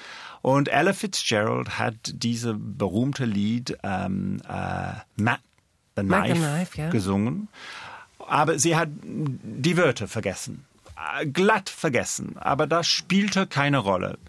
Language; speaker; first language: German; non-native, fluent; English